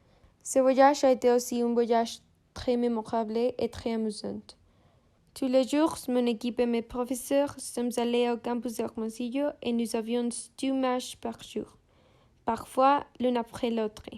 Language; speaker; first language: French; non-native, learner; Spanish